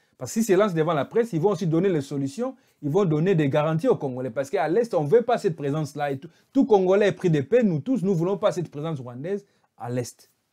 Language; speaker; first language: French; non-native, local second language; Lingala